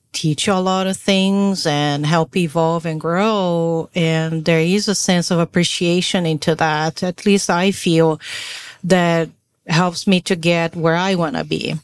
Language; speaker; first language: English; non-native, fluent; Portuguese